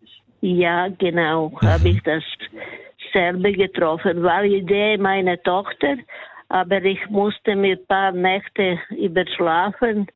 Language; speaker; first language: German; non-native, learner; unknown